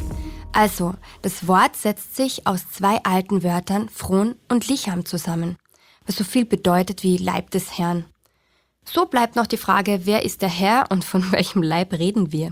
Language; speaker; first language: German; native; German